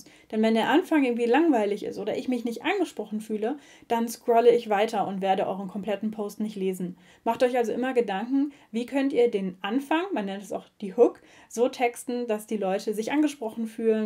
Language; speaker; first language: German; native; German